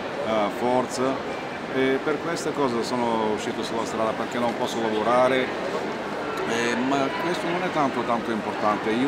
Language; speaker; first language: Italian; non-native, learner; Bulgarian